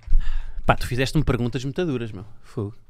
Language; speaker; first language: Portuguese; native; Portuguese